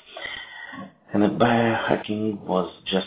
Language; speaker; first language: English; non-native, learner; Russian